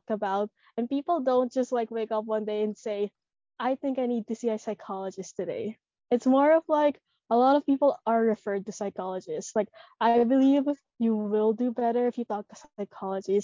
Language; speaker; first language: English; non-native, local second language; Filipino